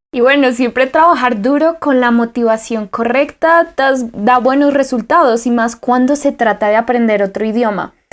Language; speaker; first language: Spanish; native; Spanish